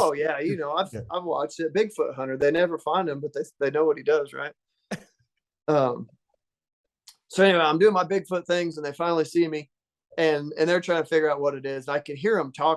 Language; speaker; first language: English; native; English